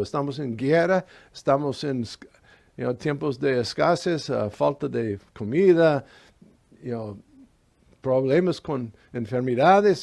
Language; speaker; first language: Spanish; non-native, fluent; English